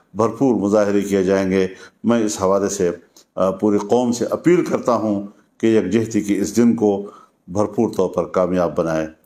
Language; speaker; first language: Urdu; non-native, local second language; Pashto